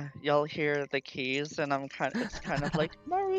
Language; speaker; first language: English; native; English